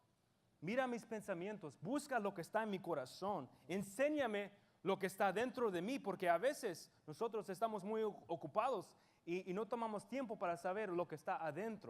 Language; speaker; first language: Spanish; early bilingual, heritage; English